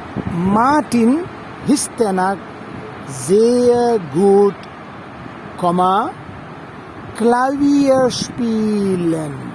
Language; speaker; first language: German; non-native, fluent; Sinhala